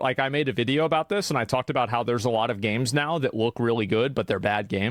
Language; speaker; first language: English; native; English